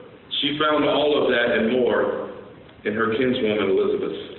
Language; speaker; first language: English; native; English